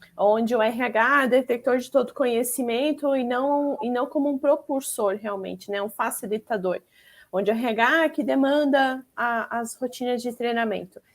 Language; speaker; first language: Portuguese; native; Portuguese